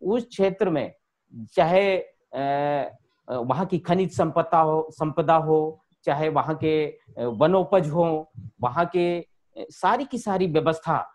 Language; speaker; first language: Hindi; native; Hindi